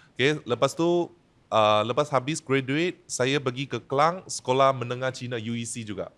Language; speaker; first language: Malay; non-native, local second language; Chinese